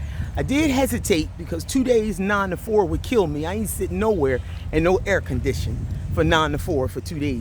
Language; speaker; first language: English; native; English